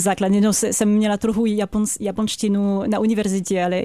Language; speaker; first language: Czech; non-native, fluent; French